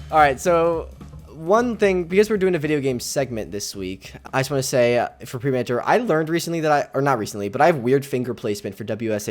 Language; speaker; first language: English; native; English